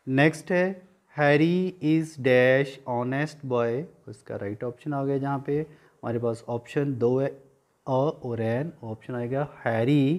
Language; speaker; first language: Hindi; non-native, local second language; Punjabi